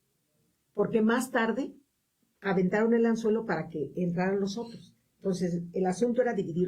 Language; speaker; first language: Spanish; native; Spanish